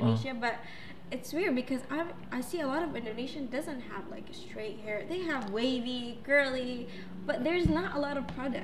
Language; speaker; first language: English; non-native, fluent; Arabic